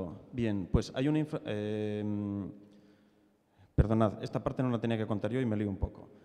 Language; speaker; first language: Spanish; native; Spanish